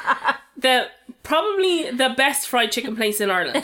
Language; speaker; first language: English; native; English